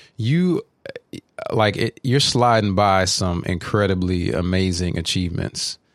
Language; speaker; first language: English; native; English